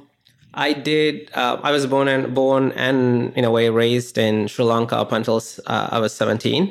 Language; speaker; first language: English; non-native, local second language; Sinhala